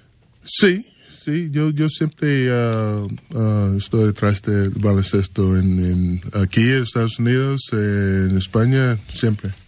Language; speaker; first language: Spanish; non-native, learner; English